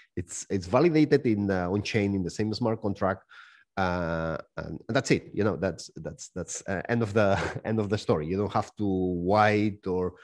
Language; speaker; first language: English; non-native, fluent; Spanish